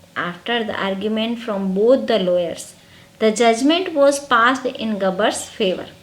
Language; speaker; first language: English; non-native, local second language; Gujarati